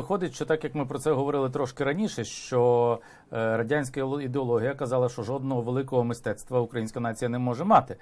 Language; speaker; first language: Ukrainian; native; Ukrainian